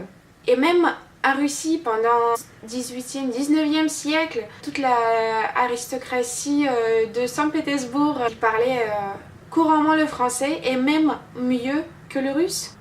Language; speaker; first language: French; non-native, fluent; Russian